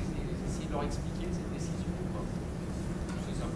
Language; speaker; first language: French; native; French